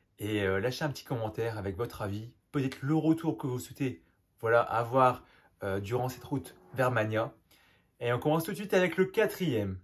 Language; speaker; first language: French; native; French